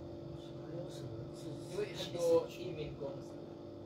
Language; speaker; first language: Chinese; non-native, learner; Indonesian